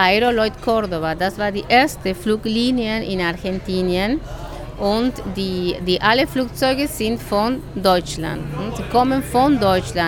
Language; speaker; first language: German; non-native, learner; Spanish